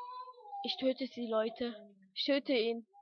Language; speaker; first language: German; early bilingual, other home language; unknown